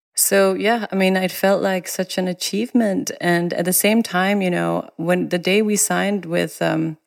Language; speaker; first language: English; non-native, fluent; Danish